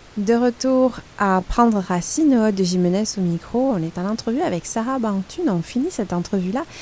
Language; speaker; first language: French; native; French